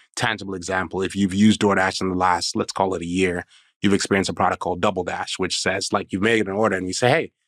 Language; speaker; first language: English; non-native, local second language; Akan